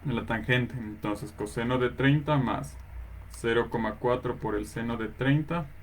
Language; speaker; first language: Spanish; native; Spanish